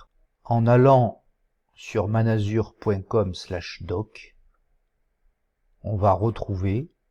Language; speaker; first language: French; native; French